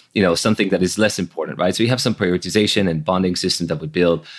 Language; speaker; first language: English; non-native, fluent; Hebrew